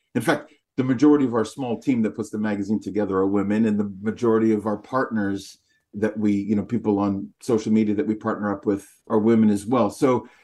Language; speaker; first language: English; native; English